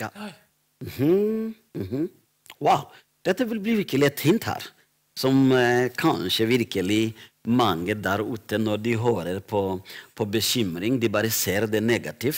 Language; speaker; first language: Norwegian; non-native, fluent; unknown